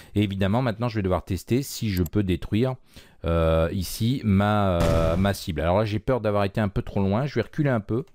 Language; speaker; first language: French; native; French